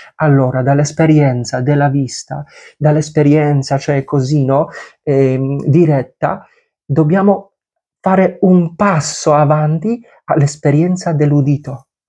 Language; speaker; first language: Italian; non-native, fluent; Polish